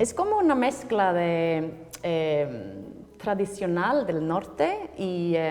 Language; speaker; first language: Spanish; non-native, learner; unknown